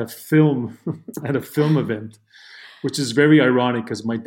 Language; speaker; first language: English; non-native, fluent; Italian